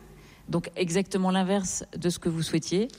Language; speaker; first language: French; native; French